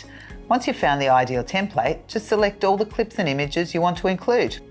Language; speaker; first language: English; native; English